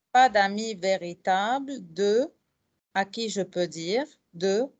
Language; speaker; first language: French; non-native, fluent; Arabic